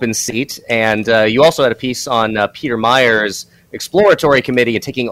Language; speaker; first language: English; native; English